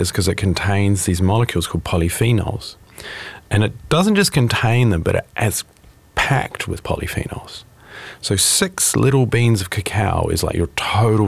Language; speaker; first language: English; native; English